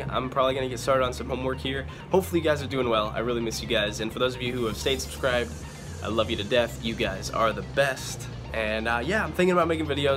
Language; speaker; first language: English; native; English